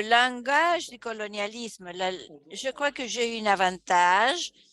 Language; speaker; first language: French; non-native, fluent; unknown